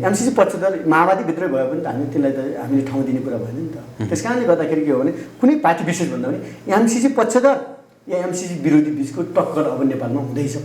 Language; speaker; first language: Nepali; native; Nepali